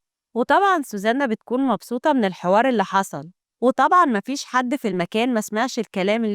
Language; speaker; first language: Arabic; native; Arabic